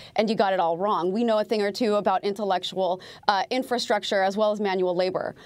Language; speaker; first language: English; native; English